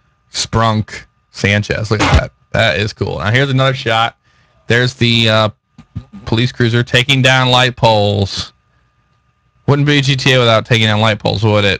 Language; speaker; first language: English; native; English